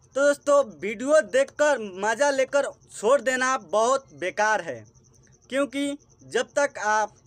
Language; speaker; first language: Hindi; native; Hindi